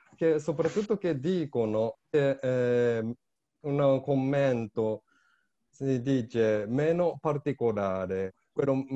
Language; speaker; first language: Italian; non-native, learner; Japanese